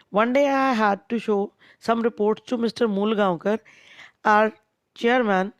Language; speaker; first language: English; non-native, local second language; Punjabi